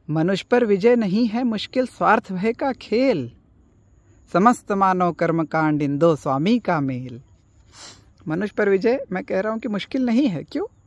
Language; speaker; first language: Hindi; native; Hindi